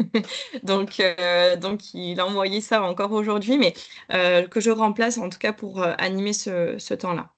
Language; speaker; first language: French; native; French